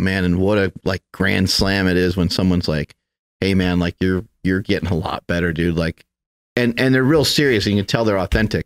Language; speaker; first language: English; native; English